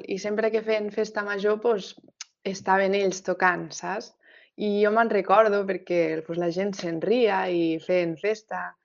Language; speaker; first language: Catalan; native; Catalan